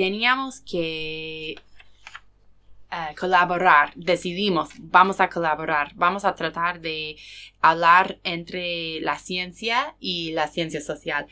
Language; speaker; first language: Spanish; non-native, fluent; English